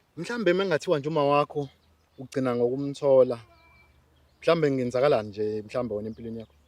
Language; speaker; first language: Zulu; native; Zulu